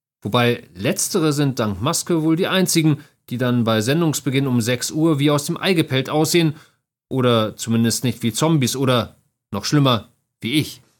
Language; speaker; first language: German; native; German